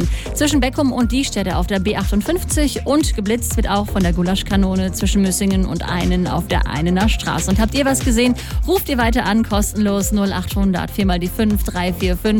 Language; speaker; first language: German; native; German